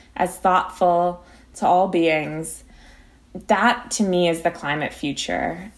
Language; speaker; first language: English; native; English